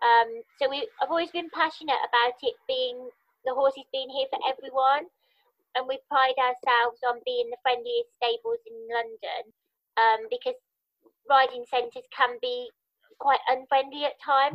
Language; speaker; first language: English; native; English